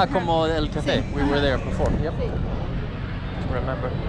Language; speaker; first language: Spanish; non-native, learner; Swedish